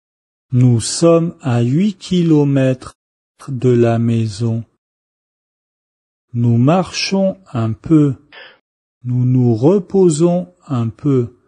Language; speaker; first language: French; non-native, fluent; Chinese